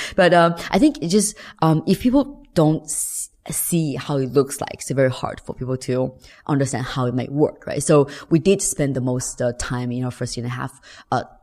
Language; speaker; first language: English; non-native, fluent; Chinese